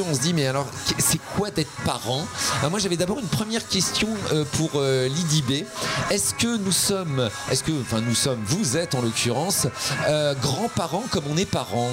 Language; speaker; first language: French; native; French